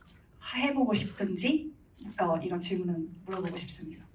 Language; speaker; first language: Korean; non-native, fluent; Cantonese